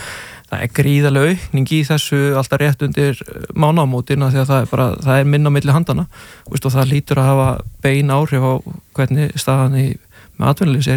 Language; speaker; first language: Icelandic; native; Icelandic